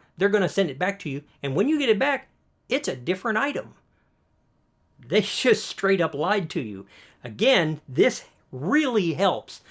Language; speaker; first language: English; native; English